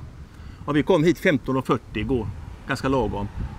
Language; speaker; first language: Swedish; native; Swedish